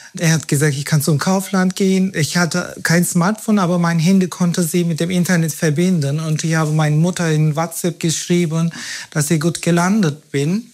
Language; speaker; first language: German; non-native, fluent; Turkish